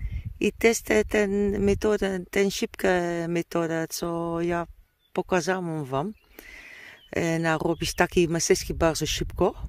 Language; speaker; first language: Polish; non-native, learner; Dutch